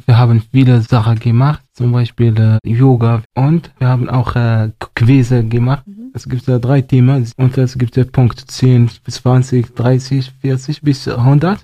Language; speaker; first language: German; non-native, learner; Arabic